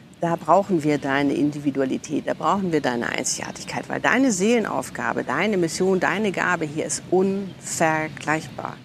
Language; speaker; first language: German; native; German